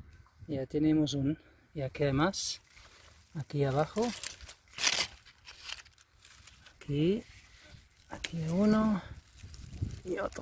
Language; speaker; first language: Spanish; non-native, fluent; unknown